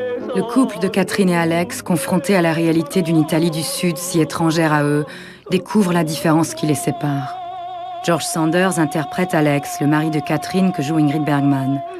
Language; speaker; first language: French; native; French